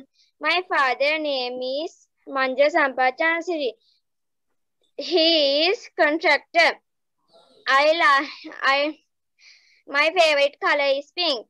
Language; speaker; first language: English; non-native, learner; Sinhala